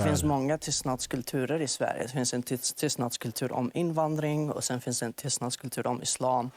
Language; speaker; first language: Swedish; non-native, fluent; Arabic